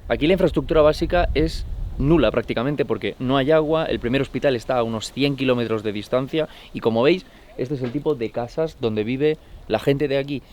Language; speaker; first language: Spanish; native; Spanish